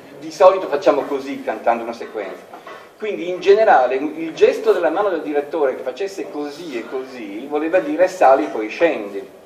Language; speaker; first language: Italian; native; Italian